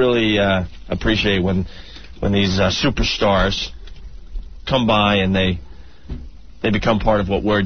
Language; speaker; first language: English; native; English